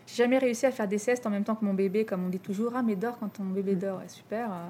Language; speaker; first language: French; native; French